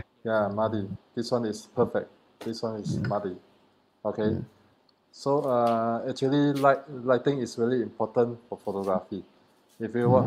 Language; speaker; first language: English; non-native, learner; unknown